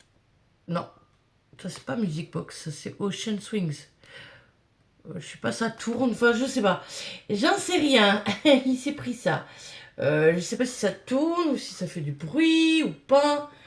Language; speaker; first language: French; native; French